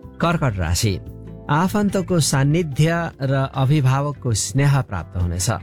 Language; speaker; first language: Nepali; native; Nepali